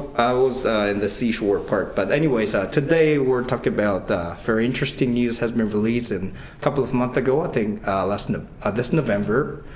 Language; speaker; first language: English; non-native, fluent; Korean